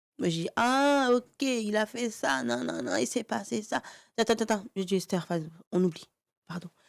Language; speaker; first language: French; early bilingual, other home language; Haitian Creole